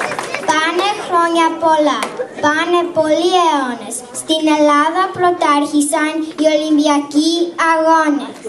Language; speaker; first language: Greek; early bilingual, heritage; Greek